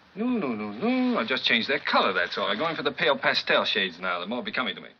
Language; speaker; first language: English; native; English